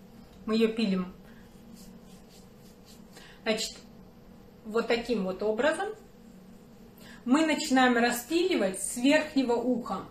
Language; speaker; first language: Russian; native; Russian